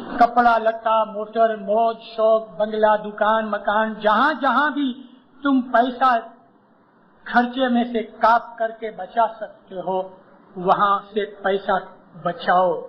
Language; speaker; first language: Urdu; non-native, local second language; Gujarati